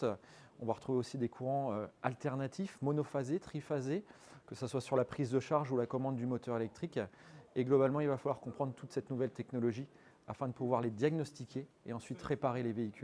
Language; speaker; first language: French; native; French